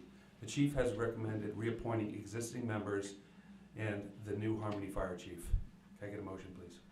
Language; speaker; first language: English; native; English